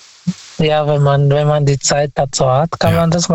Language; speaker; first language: German; non-native, fluent; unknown